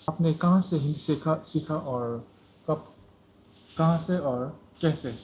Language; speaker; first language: Hindi; non-native, learner; Nepali